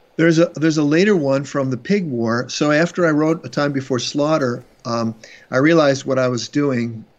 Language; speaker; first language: English; native; English